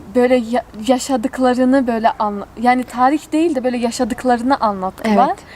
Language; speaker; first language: Turkish; early bilingual, heritage; Kazakh